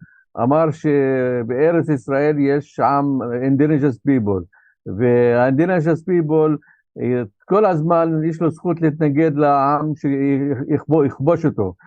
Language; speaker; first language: Hebrew; non-native, local second language; Arabic